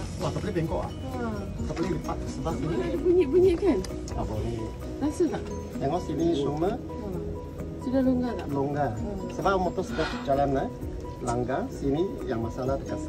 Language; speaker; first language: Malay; non-native, local second language; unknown